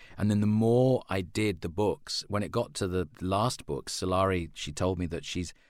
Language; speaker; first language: English; native; English